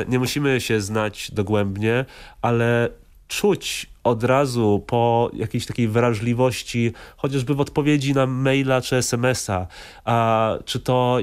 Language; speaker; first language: Polish; non-native, fluent; English